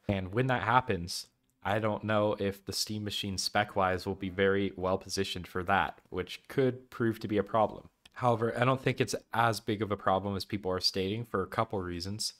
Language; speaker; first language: English; native; English